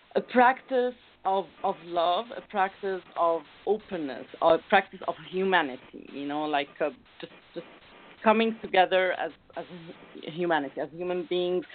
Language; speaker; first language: English; non-native, fluent; Arabic